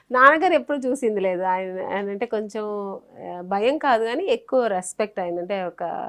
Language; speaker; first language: Telugu; native; Telugu